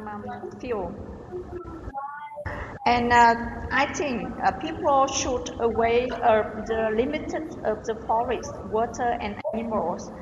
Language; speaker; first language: English; non-native, learner; Vietnamese